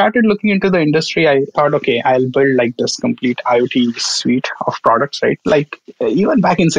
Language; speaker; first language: English; non-native, local second language; Marathi